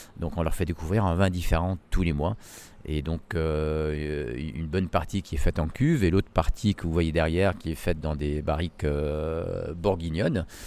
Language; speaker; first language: French; non-native, local second language; Arabic